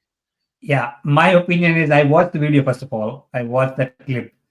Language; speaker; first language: English; non-native, local second language; Hindi